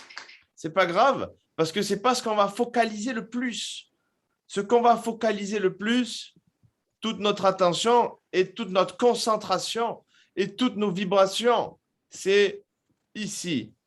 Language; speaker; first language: French; native; French